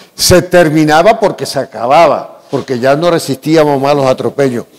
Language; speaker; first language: Spanish; native; Spanish